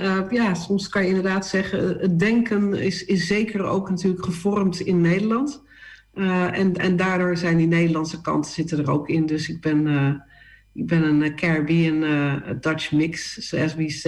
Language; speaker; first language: Dutch; native; Dutch